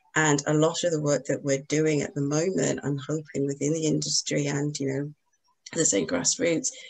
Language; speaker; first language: English; native; English